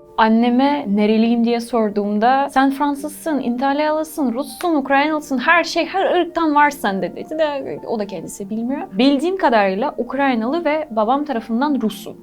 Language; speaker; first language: Turkish; non-native, fluent; Ukrainian